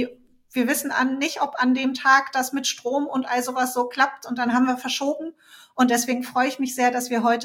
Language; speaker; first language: German; native; German